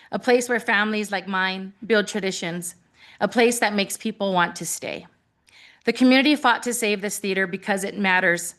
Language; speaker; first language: English; native; English